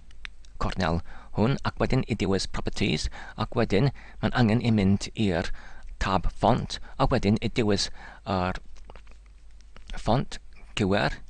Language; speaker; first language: Welsh; non-native, learner; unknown